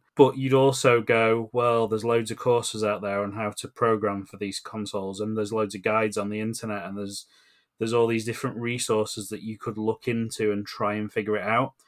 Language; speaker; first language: English; native; English